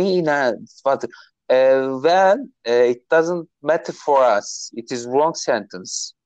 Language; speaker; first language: English; non-native, learner; Turkish